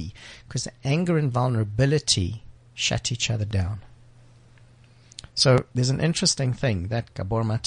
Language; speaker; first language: English; native; English